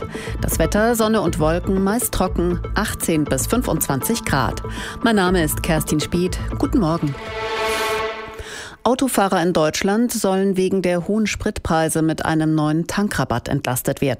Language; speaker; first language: German; native; German